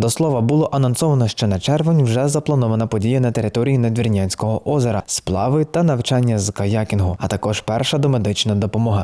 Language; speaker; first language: Ukrainian; native; Ukrainian